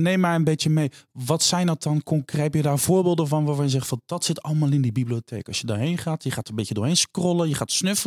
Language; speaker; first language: Dutch; native; Dutch